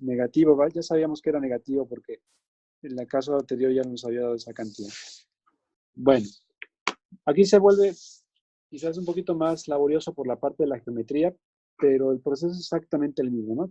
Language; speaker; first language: Spanish; native; Spanish